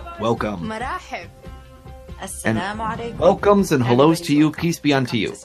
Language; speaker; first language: English; native; English